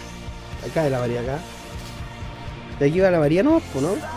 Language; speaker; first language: Spanish; native; Spanish